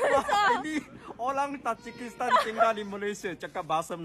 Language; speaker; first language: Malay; non-native, learner; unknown